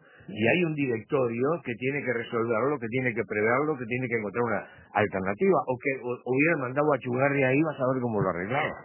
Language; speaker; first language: Spanish; native; Spanish